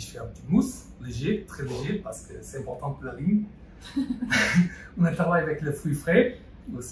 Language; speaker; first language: French; non-native, fluent; Portuguese